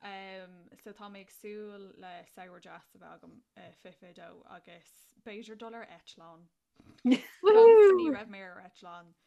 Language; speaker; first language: Irish; native; Irish